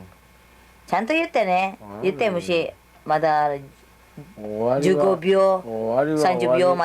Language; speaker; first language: Japanese; non-native, learner; Filipino